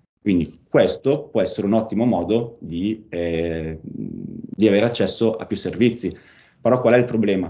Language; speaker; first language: Italian; native; Italian